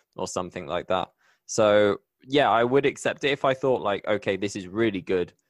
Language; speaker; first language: English; native; English